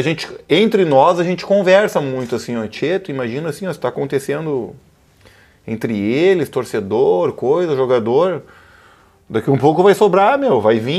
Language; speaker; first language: Portuguese; native; Portuguese